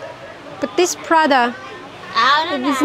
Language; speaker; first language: English; non-native, learner; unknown